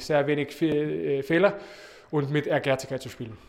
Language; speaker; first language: German; non-native, fluent; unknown